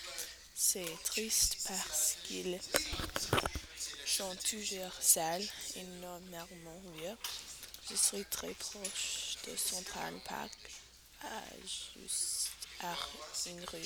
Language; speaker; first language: French; non-native, learner; English